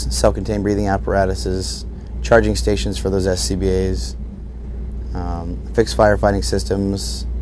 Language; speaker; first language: English; native; English